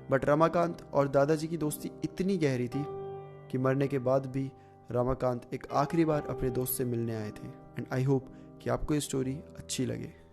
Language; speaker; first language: Hindi; native; Hindi